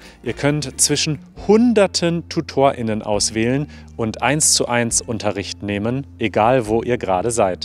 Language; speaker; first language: German; native; German